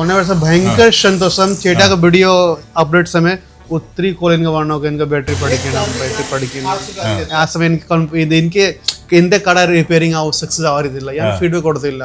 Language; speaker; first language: Malayalam; non-native, learner; Hindi